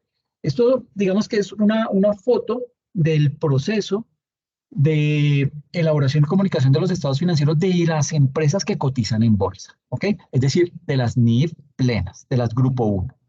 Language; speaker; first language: Spanish; native; Spanish